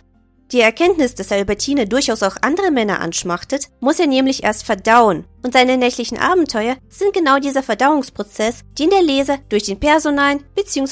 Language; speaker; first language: German; native; German